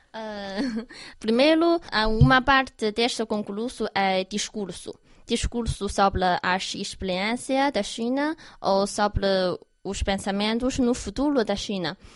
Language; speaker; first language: Portuguese; non-native, learner; Chinese